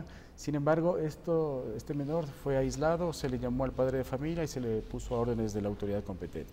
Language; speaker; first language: Spanish; native; Spanish